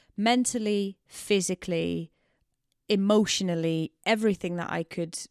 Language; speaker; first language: English; non-native, fluent; Dutch